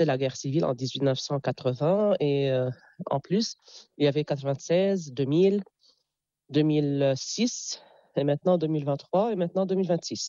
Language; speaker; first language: French; non-native, local second language; Arabic